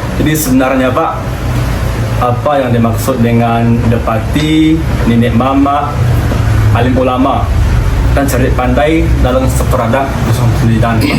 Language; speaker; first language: Malay; non-native, local second language; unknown